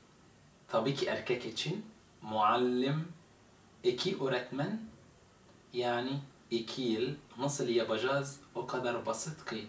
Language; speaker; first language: Turkish; non-native, fluent; Arabic